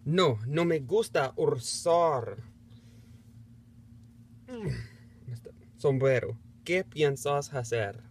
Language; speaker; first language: Spanish; non-native, learner; English